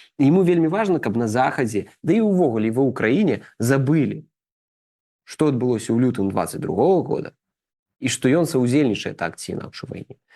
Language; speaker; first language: Belarusian; native; Belarusian